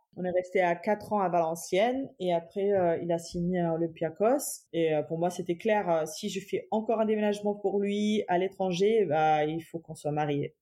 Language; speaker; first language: French; non-native, fluent; German